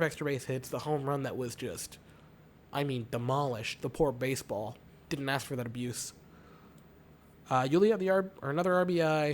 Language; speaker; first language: English; native; English